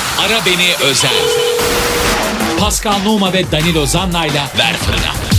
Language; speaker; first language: Turkish; non-native, learner; Italian